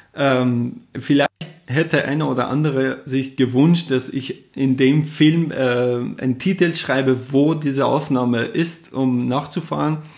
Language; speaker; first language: German; non-native, fluent; Persian